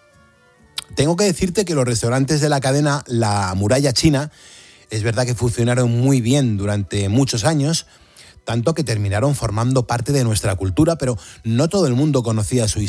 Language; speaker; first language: Spanish; native; Spanish